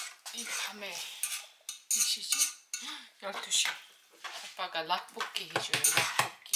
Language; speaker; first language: Korean; non-native, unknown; Uzbek